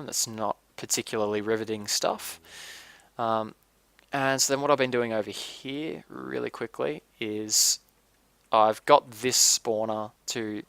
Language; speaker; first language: English; native; English